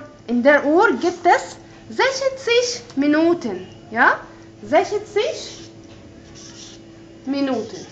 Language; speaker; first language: German; non-native, fluent; Arabic